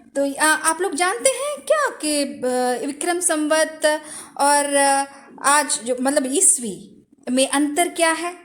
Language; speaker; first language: Hindi; non-native, local second language; Telugu